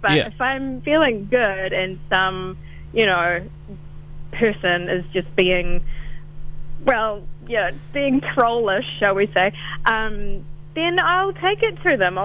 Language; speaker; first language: English; native; English